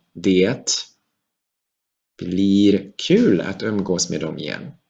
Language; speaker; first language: Swedish; non-native, fluent; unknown